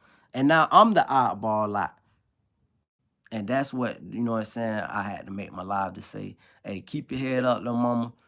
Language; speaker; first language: English; native; English